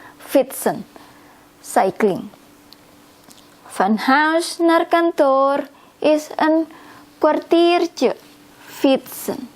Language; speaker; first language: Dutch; non-native, learner; Indonesian